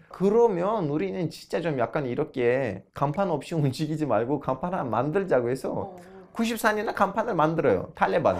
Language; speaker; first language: Korean; non-native, fluent; Turkish